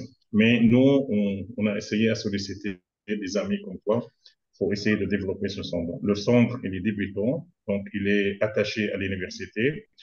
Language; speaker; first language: French; non-native, fluent; Arabic